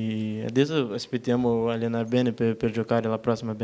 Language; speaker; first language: Italian; non-native, learner; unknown